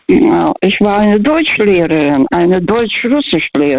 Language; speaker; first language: German; non-native, fluent; Russian